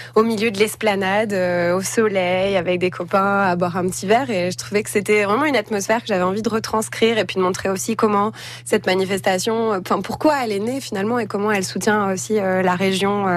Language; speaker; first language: French; native; French